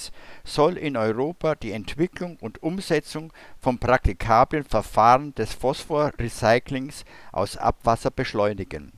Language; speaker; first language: German; native; German